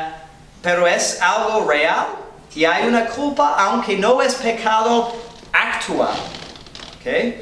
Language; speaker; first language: Spanish; non-native, fluent; English